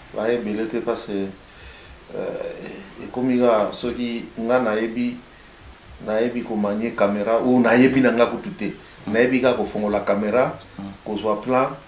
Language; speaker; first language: Lingala; native; Lingala